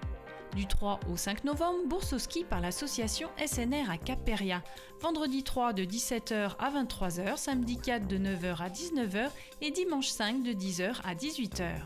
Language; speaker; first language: French; native; French